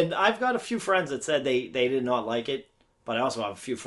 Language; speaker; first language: English; native; English